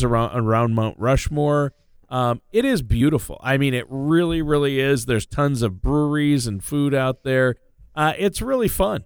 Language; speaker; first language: English; native; English